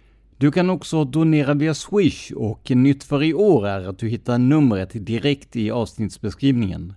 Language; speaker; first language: Swedish; native; Swedish